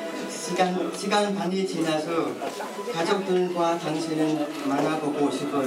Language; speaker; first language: Korean; non-native, learner; Vietnamese